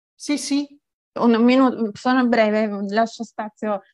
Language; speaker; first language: Italian; native; Italian